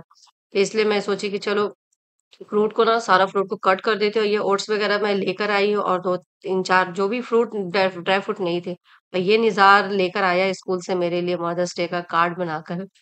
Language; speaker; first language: Hindi; native; Hindi